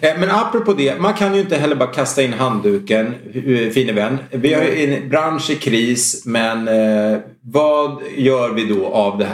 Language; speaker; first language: Swedish; native; Swedish